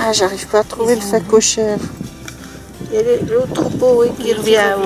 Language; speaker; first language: French; native; French